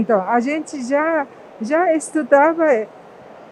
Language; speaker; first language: Portuguese; non-native, fluent; Japanese